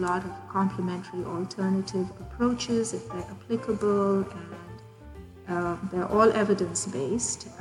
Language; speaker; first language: English; non-native, local second language; Urdu